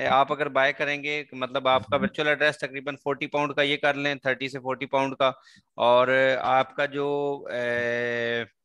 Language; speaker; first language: Urdu; non-native, local second language; Sindhi